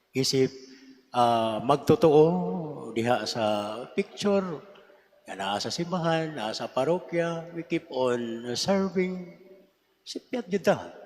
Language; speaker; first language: Cebuano; native; Cebuano